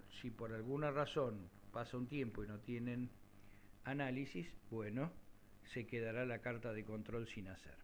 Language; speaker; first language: Spanish; native; Spanish